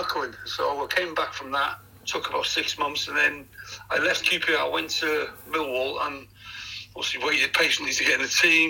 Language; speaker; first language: English; native; English